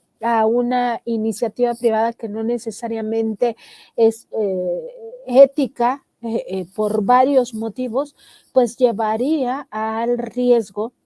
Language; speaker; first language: Spanish; native; Spanish